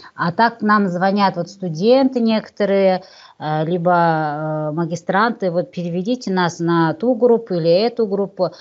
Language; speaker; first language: Russian; non-native, local second language; Kazakh